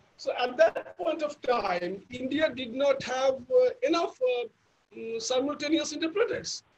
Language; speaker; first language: English; non-native, local second language; Bangla